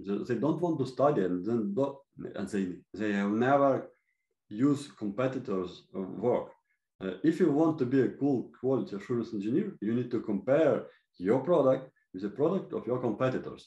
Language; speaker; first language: English; non-native, fluent; Ukrainian